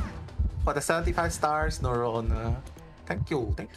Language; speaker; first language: English; non-native, local second language; Chinese